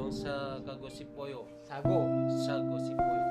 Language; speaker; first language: Korean; non-native, learner; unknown